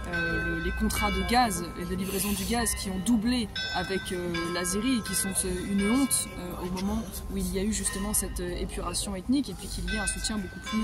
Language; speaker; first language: French; native; French